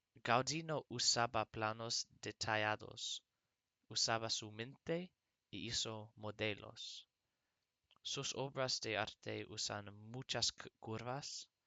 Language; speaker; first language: Spanish; non-native, learner; English